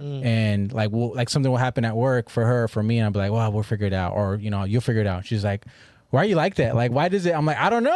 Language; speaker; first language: English; native; English